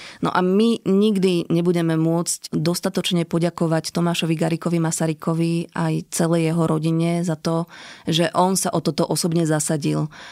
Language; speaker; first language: Slovak; native; Slovak